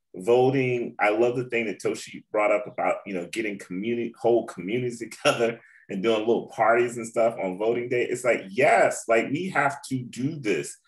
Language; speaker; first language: English; native; English